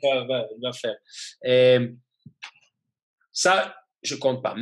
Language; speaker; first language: French; non-native, fluent; German